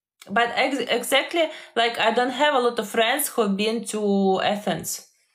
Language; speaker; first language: English; non-native, fluent; Ukrainian